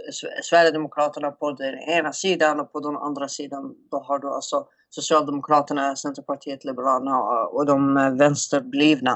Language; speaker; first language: Swedish; non-native, fluent; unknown